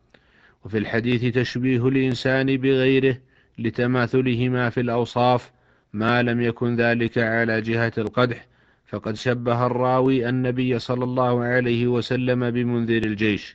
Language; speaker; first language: Arabic; native; Arabic